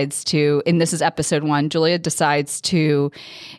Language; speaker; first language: English; native; English